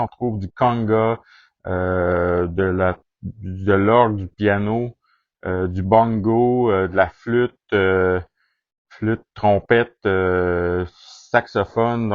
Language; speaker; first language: French; native; French